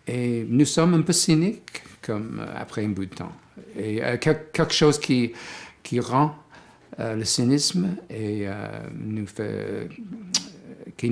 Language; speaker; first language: French; non-native, fluent; English